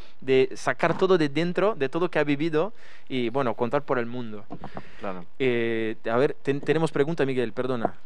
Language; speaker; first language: Spanish; non-native, fluent; Portuguese